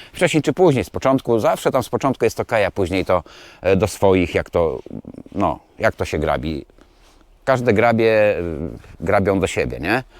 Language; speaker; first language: Polish; native; Polish